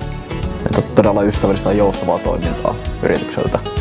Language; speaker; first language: Finnish; native; Finnish